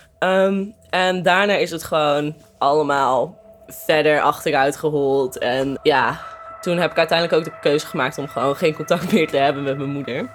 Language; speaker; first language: Dutch; native; Dutch